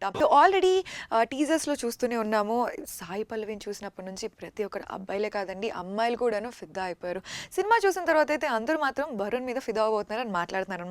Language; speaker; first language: Telugu; native; Telugu